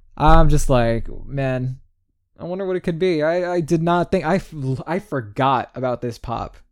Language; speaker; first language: English; native; English